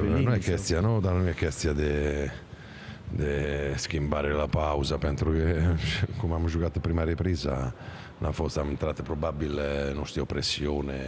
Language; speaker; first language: Romanian; non-native, fluent; Italian